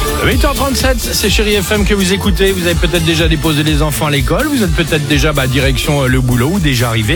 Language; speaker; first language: French; native; French